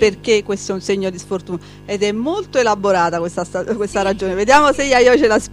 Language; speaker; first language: Italian; native; Italian